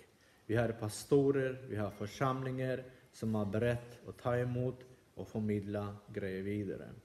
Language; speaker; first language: Swedish; non-native, fluent; Ukrainian